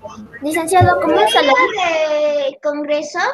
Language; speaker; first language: Spanish; native; Spanish